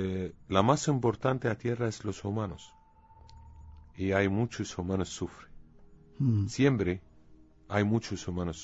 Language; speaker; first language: Spanish; non-native, learner; Arabic